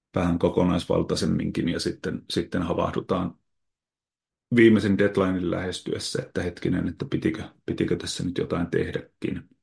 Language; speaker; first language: Finnish; native; Finnish